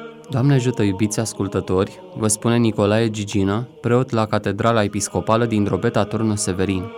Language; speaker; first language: Romanian; native; Romanian